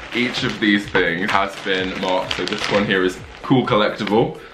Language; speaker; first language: English; native; English